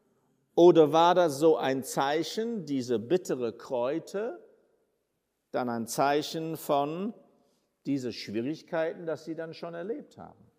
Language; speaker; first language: German; non-native, fluent; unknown